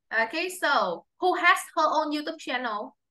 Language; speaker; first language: English; non-native, fluent; Vietnamese